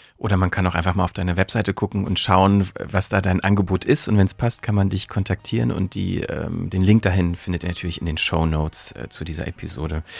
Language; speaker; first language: German; native; German